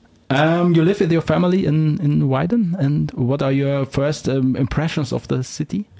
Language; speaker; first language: English; non-native, fluent; German